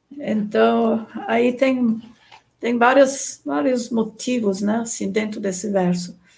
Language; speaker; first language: Portuguese; non-native, fluent; German